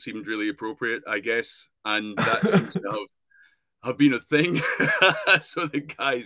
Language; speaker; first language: English; native; English